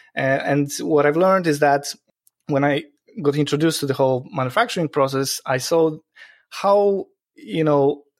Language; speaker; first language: English; non-native, fluent; Polish